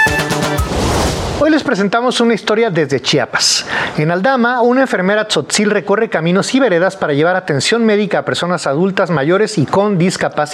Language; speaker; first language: Spanish; native; Spanish